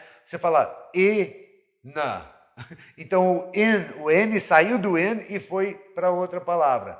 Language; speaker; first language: Portuguese; non-native, fluent; English